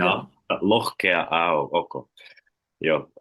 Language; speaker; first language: Finnish; non-native, learner; Russian